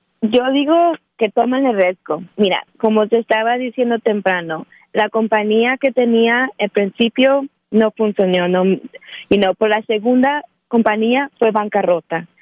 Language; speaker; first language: Spanish; early bilingual, heritage; Spanish